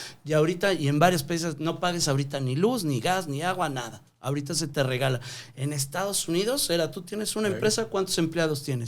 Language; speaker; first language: Spanish; native; Spanish